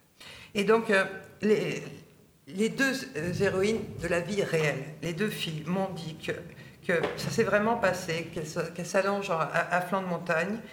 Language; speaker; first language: French; native; French